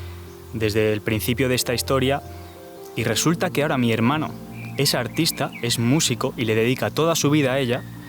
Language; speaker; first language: Spanish; native; Spanish